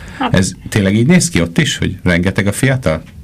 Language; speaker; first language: Hungarian; native; Hungarian